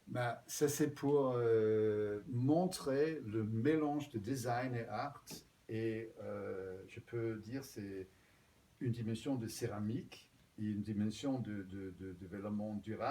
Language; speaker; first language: French; non-native, fluent; Danish